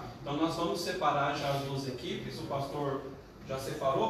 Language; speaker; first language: Portuguese; native; Portuguese